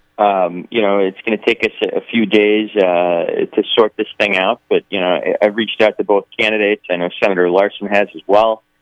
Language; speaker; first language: English; native; English